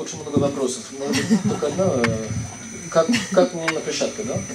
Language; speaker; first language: Russian; non-native, fluent; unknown